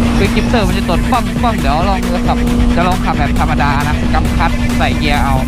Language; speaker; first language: Thai; native; Thai